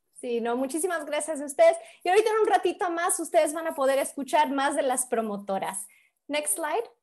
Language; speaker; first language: Spanish; early bilingual, heritage; Spanish